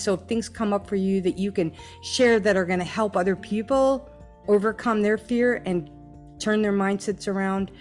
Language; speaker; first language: English; native; English